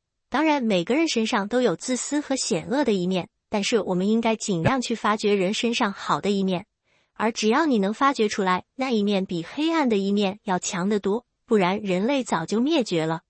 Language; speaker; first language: Chinese; native; Chinese